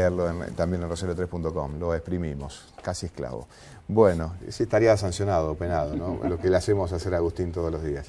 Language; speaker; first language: Spanish; native; Spanish